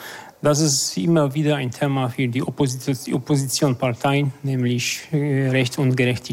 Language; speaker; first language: German; non-native, fluent; Polish